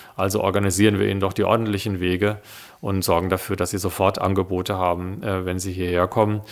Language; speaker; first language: German; early bilingual, other home language; Italian